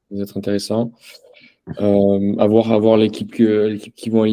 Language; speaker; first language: French; native; French